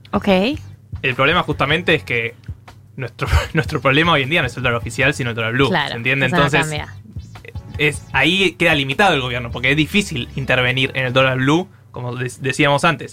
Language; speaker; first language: Spanish; native; Spanish